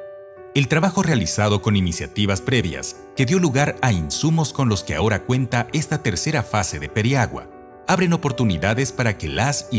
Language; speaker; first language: Spanish; native; Spanish